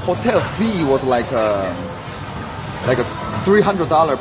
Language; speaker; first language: English; non-native, learner; Korean